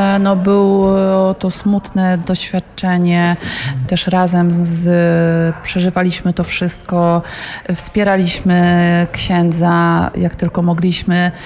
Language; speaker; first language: Polish; native; Polish